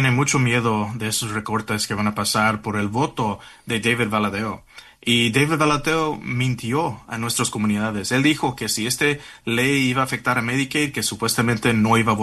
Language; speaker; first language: Spanish; early bilingual, heritage; Spanish